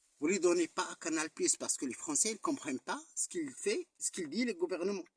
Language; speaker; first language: French; non-native, local second language; Arabic